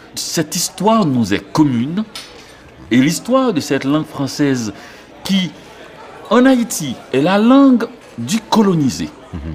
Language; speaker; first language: French; non-native, local second language; Haitian Creole